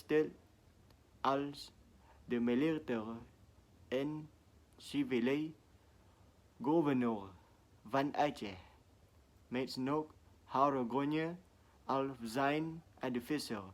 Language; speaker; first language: Dutch; non-native, learner; Indonesian